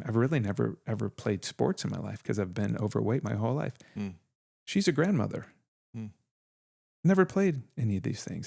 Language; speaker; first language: English; native; English